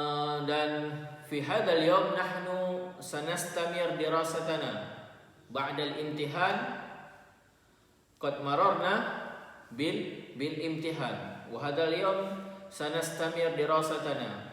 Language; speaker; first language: Arabic; non-native, fluent; Indonesian